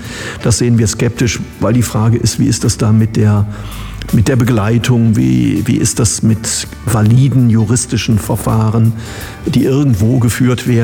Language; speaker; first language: German; native; German